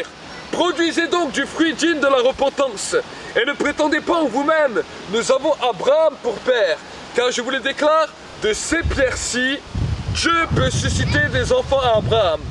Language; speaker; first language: French; native; French